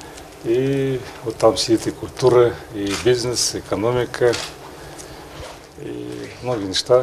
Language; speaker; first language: Bulgarian; non-native, learner; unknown